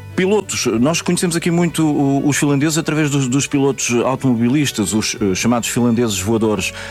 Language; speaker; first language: Portuguese; native; Portuguese